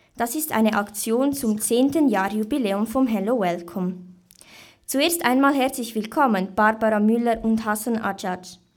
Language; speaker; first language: German; native; German